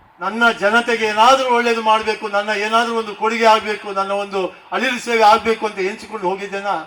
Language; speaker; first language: Kannada; non-native, local second language; Tulu